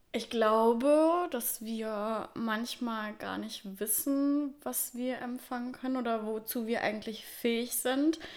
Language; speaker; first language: German; early bilingual, other home language; Russian